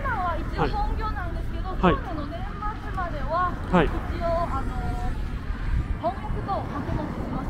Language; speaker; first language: Japanese; non-native, fluent; Chinese